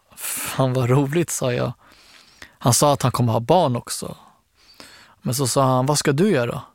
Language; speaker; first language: Swedish; early bilingual, other home language; Arabic